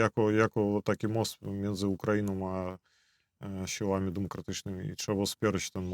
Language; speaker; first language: Polish; non-native, fluent; Belarusian